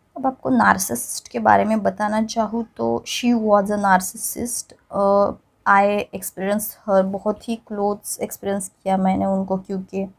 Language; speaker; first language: Hindi; non-native, local second language; Marathi